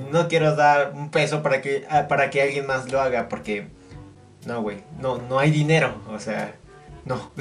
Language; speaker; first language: Spanish; native; Spanish